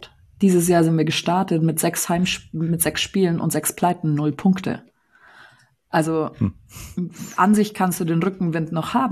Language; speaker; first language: German; native; German